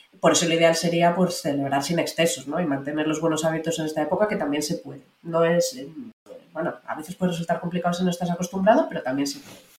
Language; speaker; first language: Spanish; native; Spanish